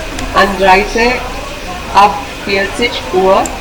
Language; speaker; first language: German; non-native, learner; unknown